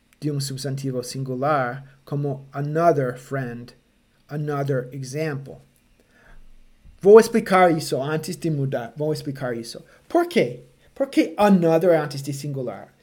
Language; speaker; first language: Portuguese; non-native, fluent; English